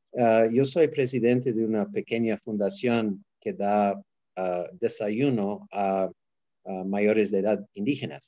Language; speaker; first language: Spanish; non-native, fluent; English